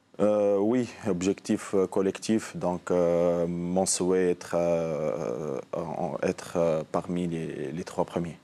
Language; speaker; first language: French; non-native, local second language; Arabic